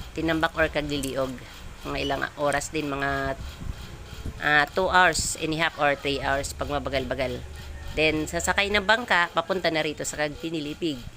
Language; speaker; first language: Filipino; non-native, local second language; Bikol